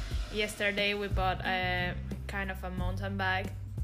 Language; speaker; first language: English; non-native, fluent; Spanish